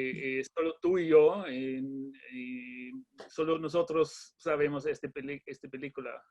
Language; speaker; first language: Spanish; non-native, learner; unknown